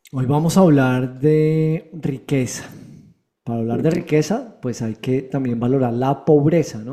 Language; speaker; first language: Spanish; native; Spanish